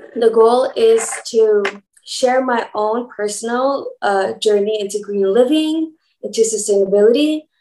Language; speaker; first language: English; early bilingual, other home language; Spanish